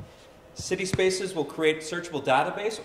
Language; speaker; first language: English; native; English